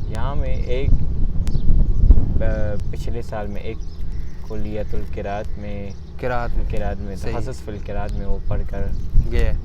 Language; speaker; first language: Hindi; non-native, learner; Burmese